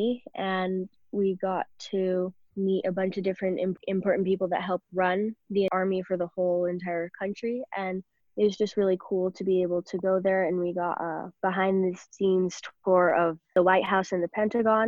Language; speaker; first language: English; native; English